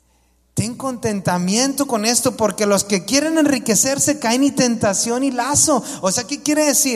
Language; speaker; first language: Spanish; native; Spanish